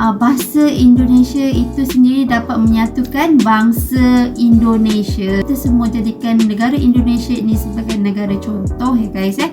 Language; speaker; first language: Malay; native; Malay